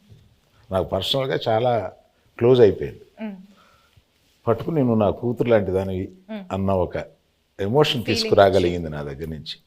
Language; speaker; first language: Telugu; native; Telugu